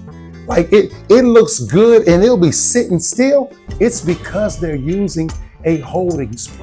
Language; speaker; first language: English; native; English